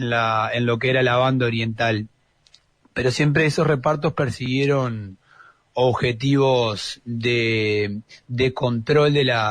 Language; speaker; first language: Spanish; native; Spanish